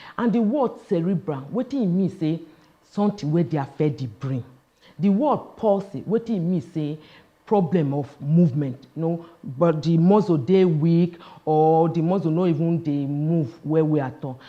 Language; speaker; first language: Nigerian Pidgin; non-native, local second language; Yoruba